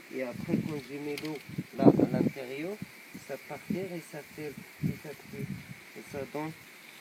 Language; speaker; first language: French; non-native, local second language; Arabic